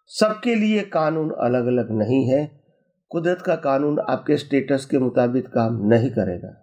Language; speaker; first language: Hindi; non-native, local second language; Gujarati